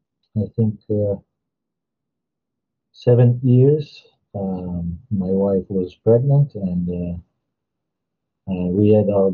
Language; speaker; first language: English; non-native, fluent; Italian